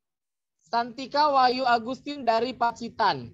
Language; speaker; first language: Indonesian; native; Indonesian